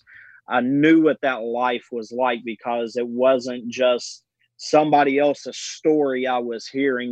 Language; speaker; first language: English; native; English